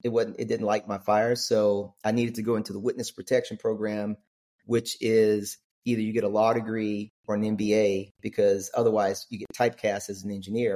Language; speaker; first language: English; native; English